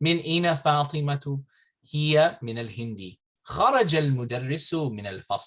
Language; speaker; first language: Arabic; non-native, fluent; English